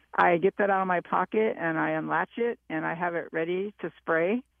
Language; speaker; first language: English; native; English